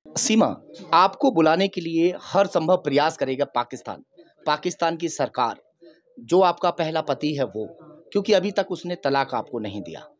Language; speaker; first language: Hindi; native; Hindi